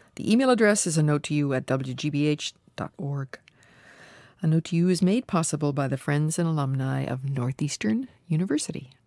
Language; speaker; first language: English; native; English